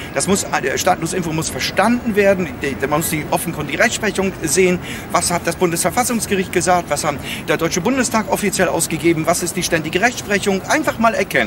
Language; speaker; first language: German; native; German